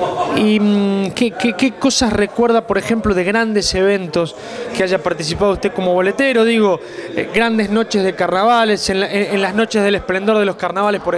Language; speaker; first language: Spanish; native; Spanish